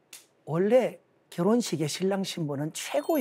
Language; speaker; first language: Korean; native; Korean